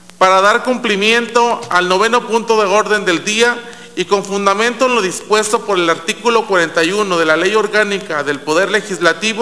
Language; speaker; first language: Spanish; native; Spanish